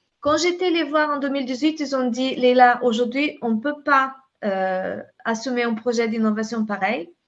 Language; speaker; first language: French; non-native, fluent; Portuguese